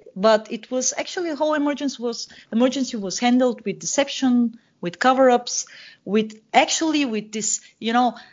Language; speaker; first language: English; non-native, fluent; Bulgarian